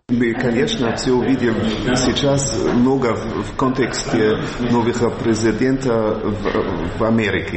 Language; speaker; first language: Russian; non-native, fluent; German